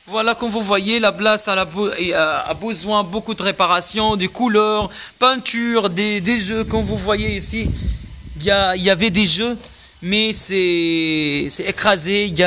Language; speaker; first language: French; non-native, fluent; Arabic